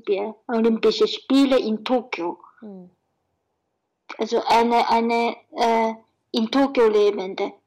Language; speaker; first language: German; non-native, fluent; Japanese